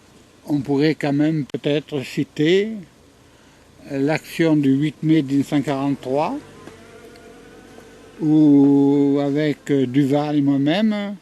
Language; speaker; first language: French; native; French